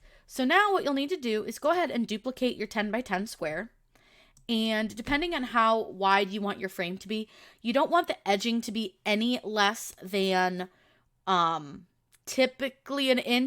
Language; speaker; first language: English; native; English